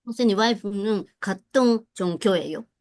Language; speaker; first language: Korean; non-native, learner; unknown